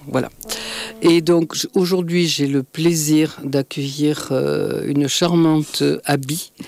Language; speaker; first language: French; native; French